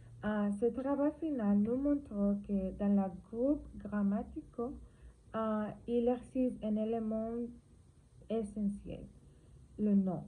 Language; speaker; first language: French; non-native, learner; Spanish